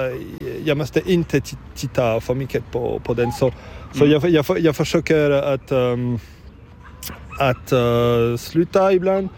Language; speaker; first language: Swedish; non-native, learner; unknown